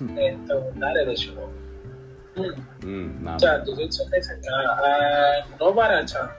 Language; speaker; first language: Japanese; non-native, learner; English